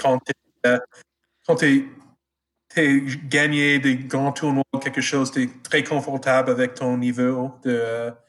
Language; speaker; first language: French; non-native, fluent; English